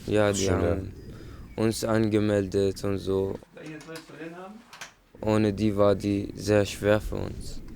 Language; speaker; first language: German; non-native, fluent; Arabic